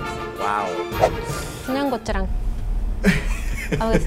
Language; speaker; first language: Korean; non-native, fluent; Japanese